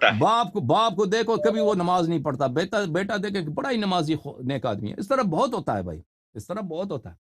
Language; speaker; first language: Urdu; non-native, fluent; Persian